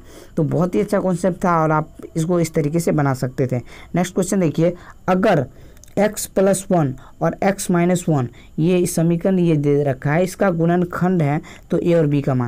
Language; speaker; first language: Hindi; native; Hindi